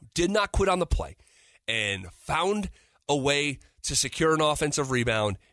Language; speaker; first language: English; native; English